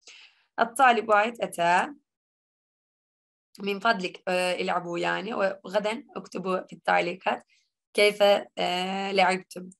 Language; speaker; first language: Arabic; non-native, learner; Turkish